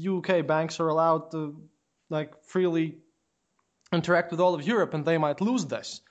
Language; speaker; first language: English; non-native, fluent; Latvian